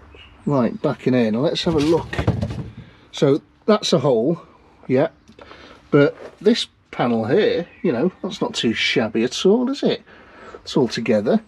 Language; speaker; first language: English; native; English